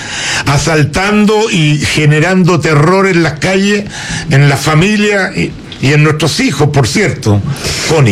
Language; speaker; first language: Spanish; native; Spanish